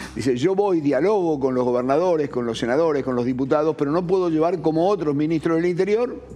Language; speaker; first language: Spanish; native; Spanish